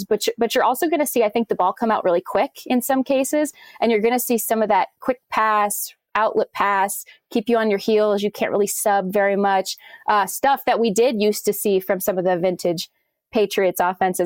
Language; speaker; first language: English; native; English